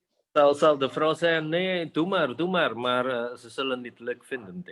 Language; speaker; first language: Dutch; non-native, fluent; Indonesian